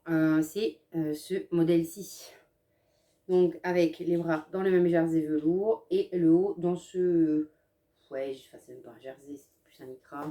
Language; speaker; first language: French; native; French